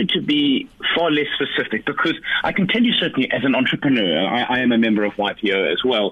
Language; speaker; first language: English; native; English